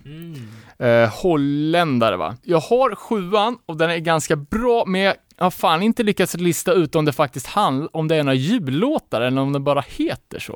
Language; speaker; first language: Swedish; native; Swedish